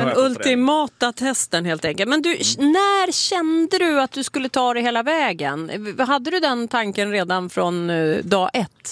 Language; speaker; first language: Swedish; native; Swedish